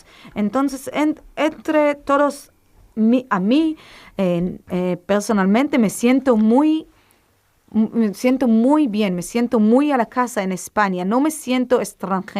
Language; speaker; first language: Spanish; non-native, fluent; Hebrew